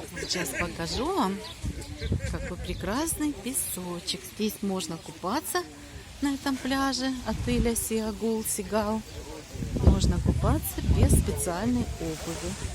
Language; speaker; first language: Russian; native; Russian